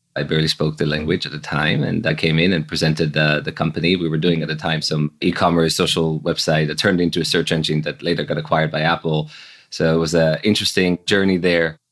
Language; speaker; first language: English; non-native, fluent; Hebrew